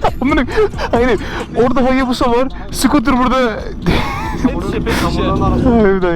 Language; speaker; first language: Turkish; native; Turkish